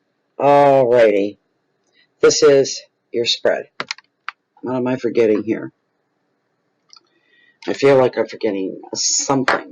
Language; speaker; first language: English; native; English